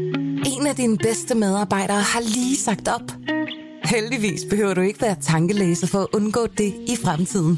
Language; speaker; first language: Danish; native; Danish